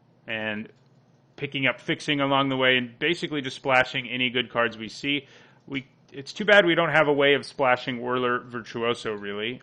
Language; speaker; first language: English; native; English